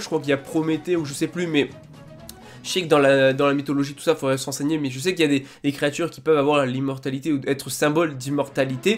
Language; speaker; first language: French; native; French